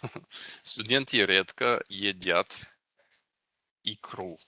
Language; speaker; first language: Russian; non-native, fluent; English